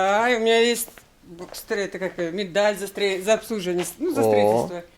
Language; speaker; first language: Russian; native; Russian